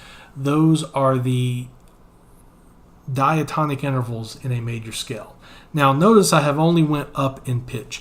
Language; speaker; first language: English; native; English